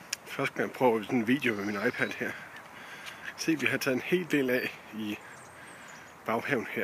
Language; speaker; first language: Danish; native; Danish